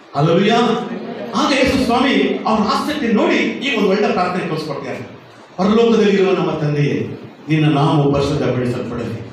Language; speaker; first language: Kannada; non-native, local second language; Tamil